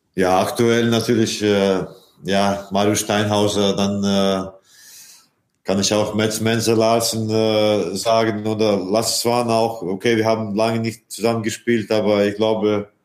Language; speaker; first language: German; non-native, fluent; Latvian